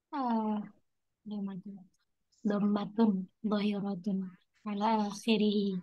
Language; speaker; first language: Arabic; non-native, learner; Indonesian